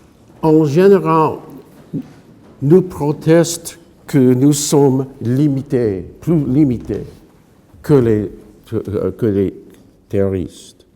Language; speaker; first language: French; non-native, fluent; English